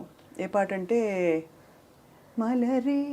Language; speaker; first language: Telugu; native; Telugu